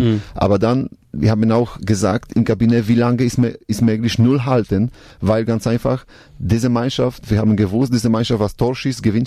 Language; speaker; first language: German; non-native, learner; Polish